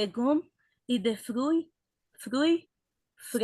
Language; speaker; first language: French; non-native, learner; Portuguese